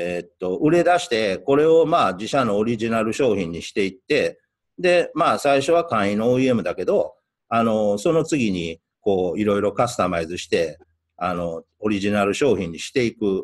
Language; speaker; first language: Japanese; native; Japanese